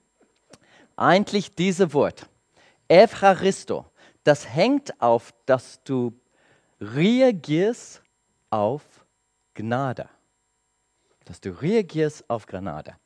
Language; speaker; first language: German; non-native, learner; English